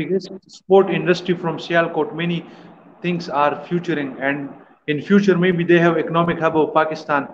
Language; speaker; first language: English; non-native, learner; Pashto